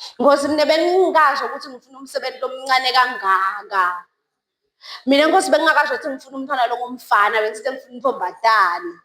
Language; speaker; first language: Zulu; non-native, local second language; Swati